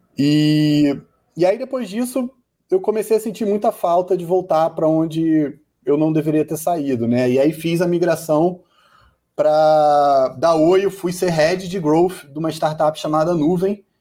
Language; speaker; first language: Portuguese; native; Portuguese